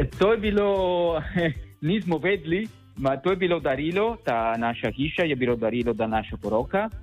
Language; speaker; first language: Slovenian; non-native, learner; Italian